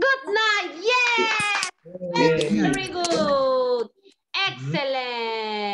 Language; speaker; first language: English; non-native, learner; Spanish